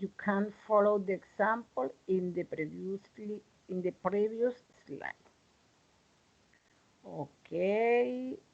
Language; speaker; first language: English; non-native, learner; Spanish